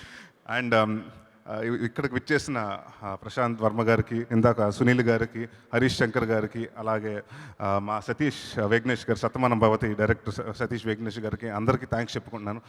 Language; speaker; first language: Telugu; native; Telugu